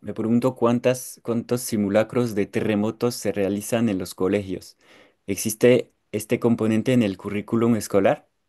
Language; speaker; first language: Spanish; non-native, fluent; French